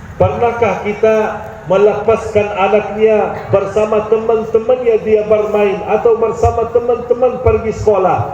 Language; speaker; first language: Malay; non-native, fluent; Arabic